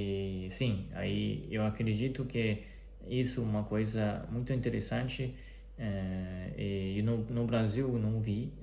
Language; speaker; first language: Portuguese; non-native, fluent; Chinese